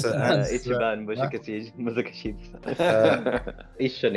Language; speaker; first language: Japanese; non-native, learner; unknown